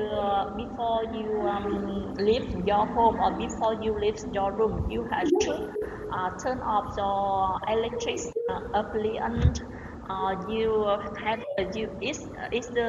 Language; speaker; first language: English; non-native, learner; Vietnamese